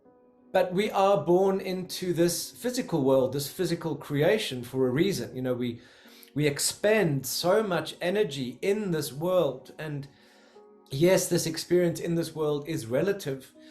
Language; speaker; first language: English; native; English